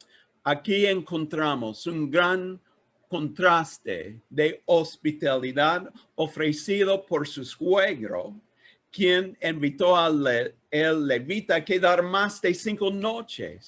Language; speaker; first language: Spanish; non-native, learner; English